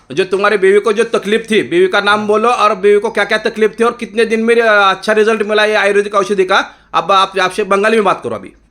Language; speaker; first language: Hindi; non-native, local second language; Marathi